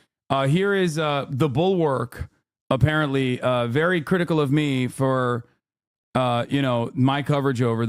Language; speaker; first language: English; native; English